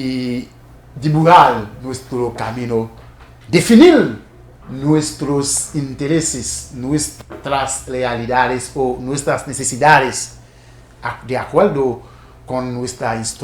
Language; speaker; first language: Spanish; non-native, fluent; Haitian Creole